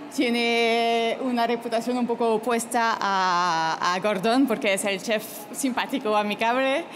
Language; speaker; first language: Spanish; non-native, fluent; French